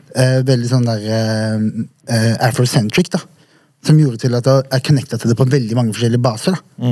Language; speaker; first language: Norwegian; early bilingual, other home language; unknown